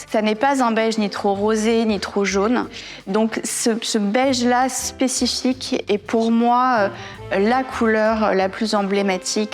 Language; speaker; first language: French; native; French